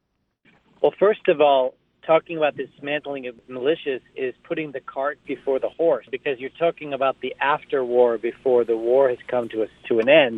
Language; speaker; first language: English; native; English